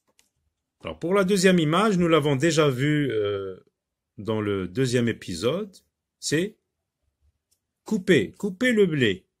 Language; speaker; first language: French; non-native, local second language; Arabic